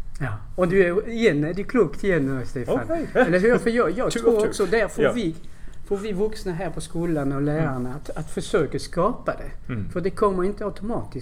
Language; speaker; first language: Swedish; non-native, fluent; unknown